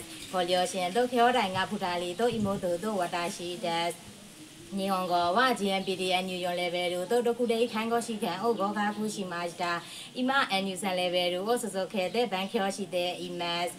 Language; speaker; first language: Japanese; non-native, learner; Burmese